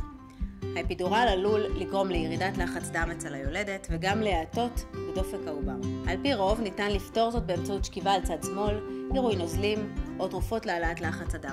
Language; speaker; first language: Hebrew; native; Hebrew